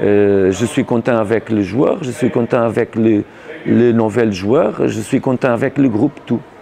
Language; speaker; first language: French; non-native, learner; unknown